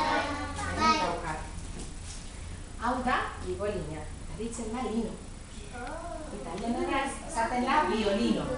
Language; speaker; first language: Basque; non-native, local second language; Spanish